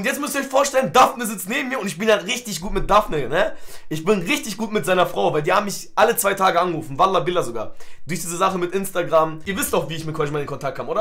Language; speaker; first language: German; early bilingual, other home language; Turkish